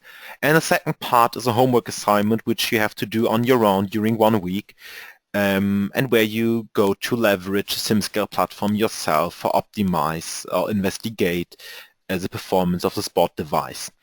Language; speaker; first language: English; non-native, fluent; German